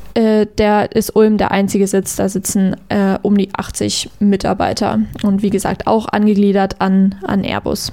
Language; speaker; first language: German; native; German